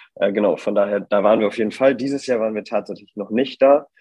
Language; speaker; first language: German; native; German